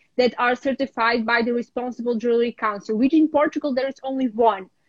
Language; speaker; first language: English; non-native, fluent; Ukrainian